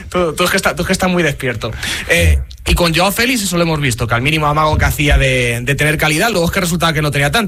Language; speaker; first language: Spanish; native; Spanish